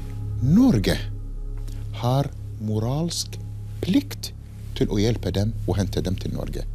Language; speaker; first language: Norwegian; non-native, fluent; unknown